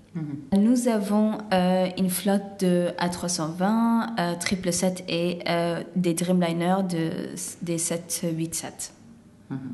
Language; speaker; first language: French; non-native, fluent; Arabic